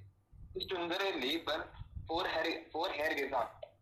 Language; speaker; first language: German; non-native, learner; Hindi